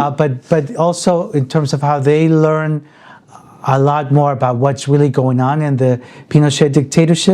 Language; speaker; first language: English; early bilingual, other home language; Spanish